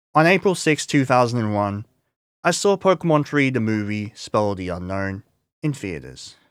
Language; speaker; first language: English; native; English